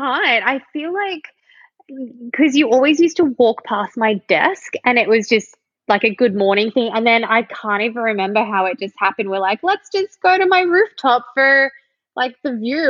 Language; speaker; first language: English; native; English